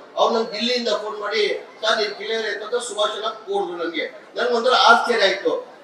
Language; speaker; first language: Kannada; non-native, local second language; Urdu